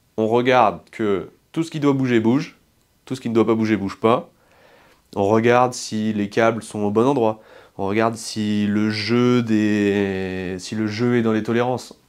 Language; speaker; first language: French; native; French